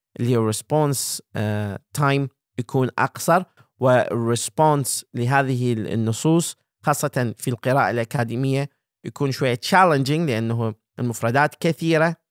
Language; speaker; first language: Arabic; native; Arabic